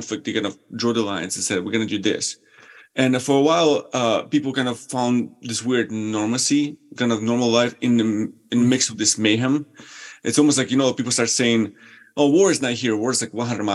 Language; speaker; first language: English; non-native, fluent; Ukrainian